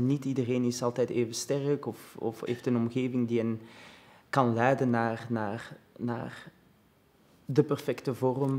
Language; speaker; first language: Dutch; early bilingual, other home language; Arabic